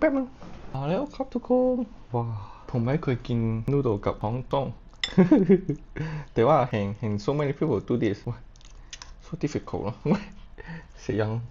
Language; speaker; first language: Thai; non-native, learner; English